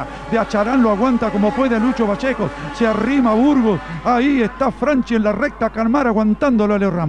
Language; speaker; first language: Spanish; native; Spanish